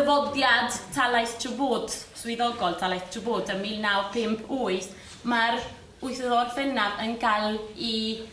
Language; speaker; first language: Welsh; non-native, fluent; Spanish